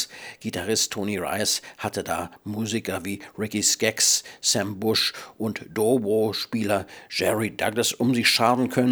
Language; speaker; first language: German; native; German